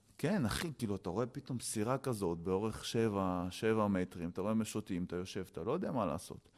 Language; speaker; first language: Hebrew; early bilingual, other home language; Russian